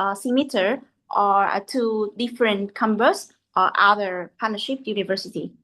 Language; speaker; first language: English; non-native, fluent; Vietnamese